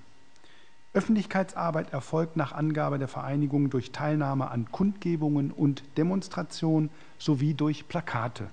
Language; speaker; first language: German; native; German